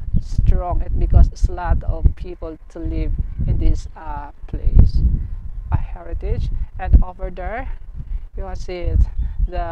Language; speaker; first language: English; non-native, learner; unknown